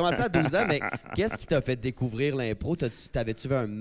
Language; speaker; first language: French; native; French